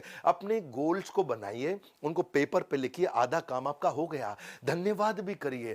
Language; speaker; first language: Hindi; native; Hindi